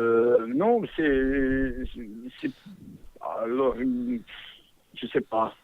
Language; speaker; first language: French; non-native, fluent; Bosnian